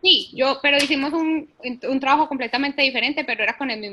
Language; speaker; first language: Spanish; native; Spanish